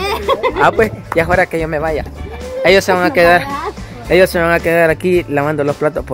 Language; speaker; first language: Spanish; native; Spanish